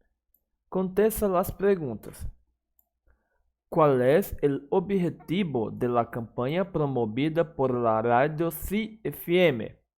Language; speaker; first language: Spanish; non-native, fluent; Portuguese